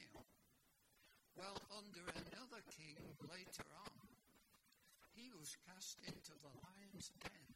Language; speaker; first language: English; native; English